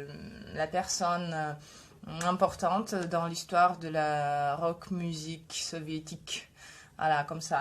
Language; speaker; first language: French; non-native, fluent; Russian